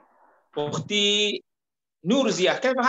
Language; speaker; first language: Arabic; non-native, fluent; Malay